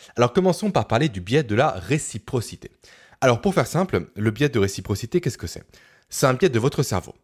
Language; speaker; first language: French; native; French